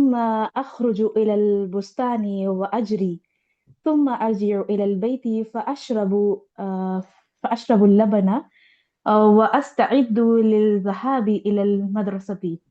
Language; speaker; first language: Arabic; non-native, learner; Urdu